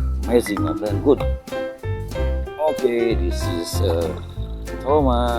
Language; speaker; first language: English; non-native, learner; Indonesian